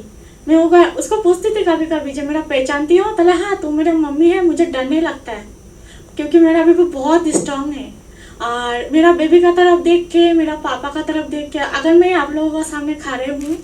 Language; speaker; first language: Hindi; non-native, local second language; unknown